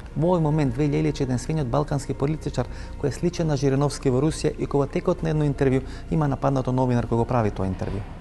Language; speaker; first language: Macedonian; native; Macedonian